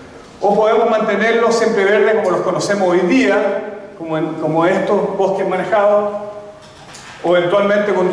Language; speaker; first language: Spanish; native; Spanish